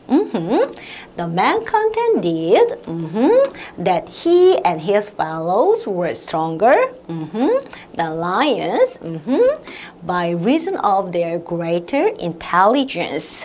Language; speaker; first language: English; non-native, fluent; Korean